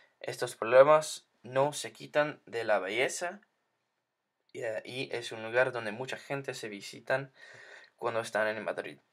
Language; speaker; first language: Spanish; non-native, learner; English